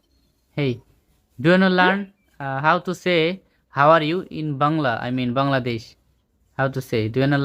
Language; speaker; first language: English; non-native, fluent; Bangla